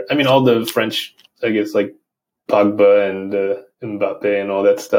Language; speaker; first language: English; native; English